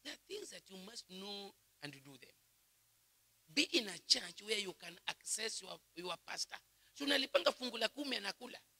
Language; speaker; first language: English; non-native, local second language; Swahili